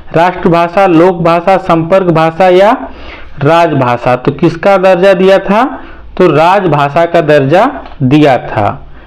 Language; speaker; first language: Hindi; native; Hindi